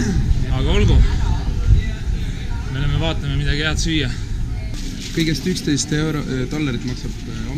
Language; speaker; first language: Estonian; native; Estonian